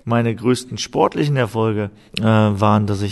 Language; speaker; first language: German; native; German